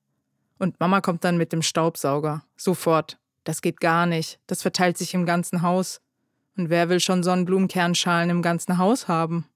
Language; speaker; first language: German; early bilingual, other home language; Turkish